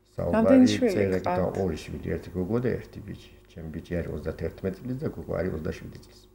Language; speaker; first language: Georgian; early bilingual, heritage; Georgian